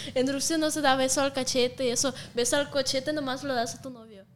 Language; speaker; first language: Spanish; non-native, fluent; Russian